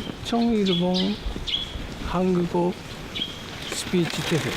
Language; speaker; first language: Korean; non-native, learner; Japanese